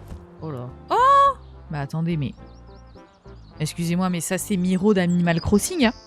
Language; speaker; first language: French; native; French